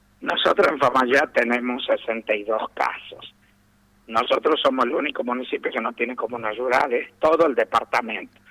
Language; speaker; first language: Spanish; native; Spanish